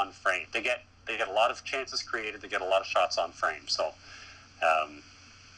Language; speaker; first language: English; native; English